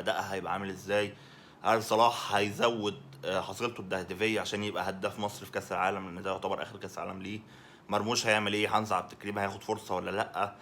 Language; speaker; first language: Arabic; native; Arabic